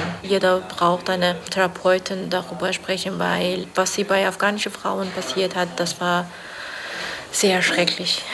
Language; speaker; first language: German; non-native, learner; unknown